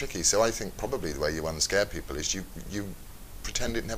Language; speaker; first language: English; native; English